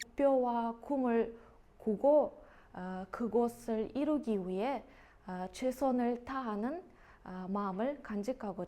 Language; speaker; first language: Korean; non-native, fluent; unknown